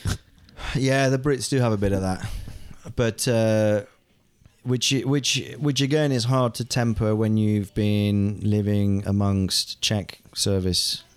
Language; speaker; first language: English; non-native, local second language; German